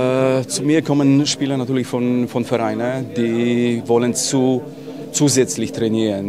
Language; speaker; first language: German; non-native, fluent; Polish